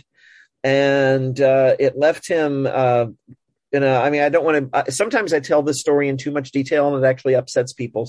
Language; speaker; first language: English; native; English